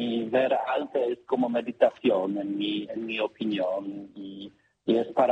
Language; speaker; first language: Spanish; non-native, learner; Polish